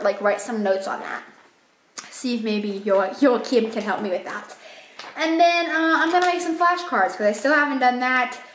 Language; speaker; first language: English; native; English